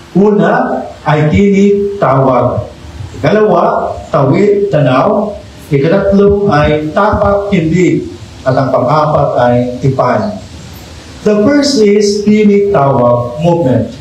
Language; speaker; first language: Filipino; native; Filipino